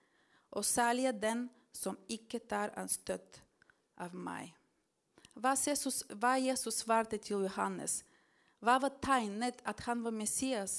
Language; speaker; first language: Norwegian; non-native, fluent; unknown